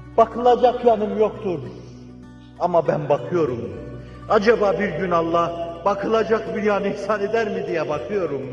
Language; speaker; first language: Turkish; native; Turkish